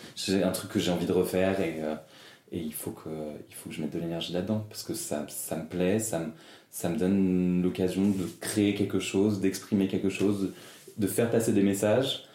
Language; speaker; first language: French; native; French